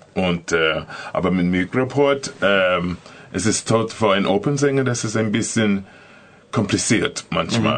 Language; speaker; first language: German; non-native, learner; English